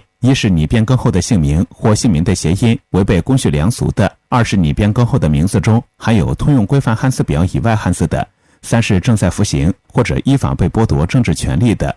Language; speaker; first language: Chinese; native; Chinese